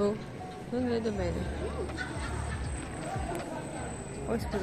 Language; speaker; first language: Italian; non-native, learner; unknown